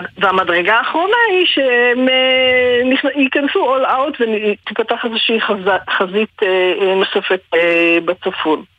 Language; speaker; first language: Hebrew; native; Hebrew